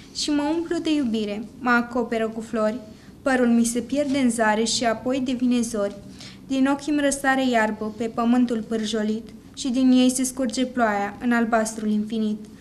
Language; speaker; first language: Romanian; native; Romanian